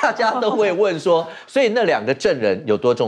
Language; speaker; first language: Chinese; native; Chinese